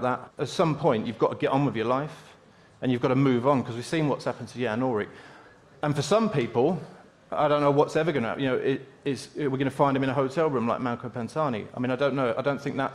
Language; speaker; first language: English; native; English